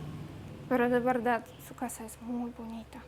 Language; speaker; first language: Spanish; non-native, fluent; Polish